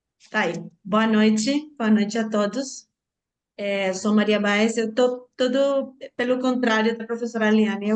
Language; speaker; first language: Portuguese; non-native, learner; Spanish